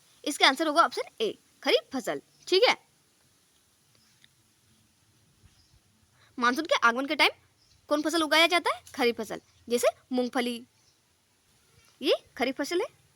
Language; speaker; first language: Hindi; native; Hindi